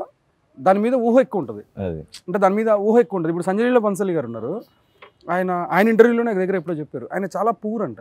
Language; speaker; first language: Telugu; native; Telugu